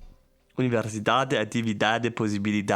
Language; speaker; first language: Portuguese; non-native, learner; German